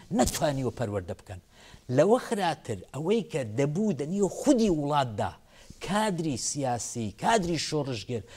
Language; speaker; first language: Central Kurdish; native; Central Kurdish